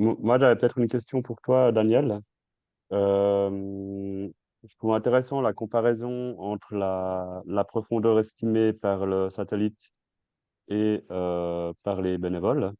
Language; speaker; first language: French; native; French